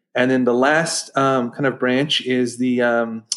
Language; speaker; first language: English; native; English